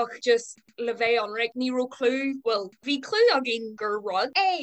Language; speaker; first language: Irish; non-native, local second language; English